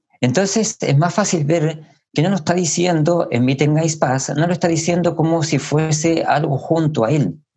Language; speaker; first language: Spanish; native; Spanish